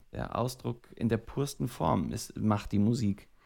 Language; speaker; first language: German; native; German